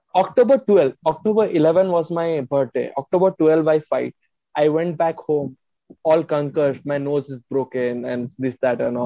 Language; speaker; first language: English; non-native, local second language; Hindi